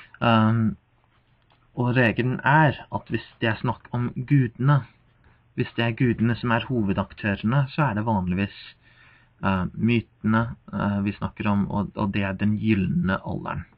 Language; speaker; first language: Norwegian; non-native, fluent; English